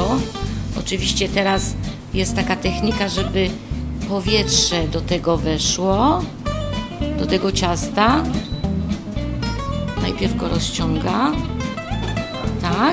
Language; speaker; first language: Polish; non-native, fluent; Italian